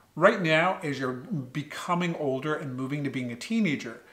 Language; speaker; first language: English; native; English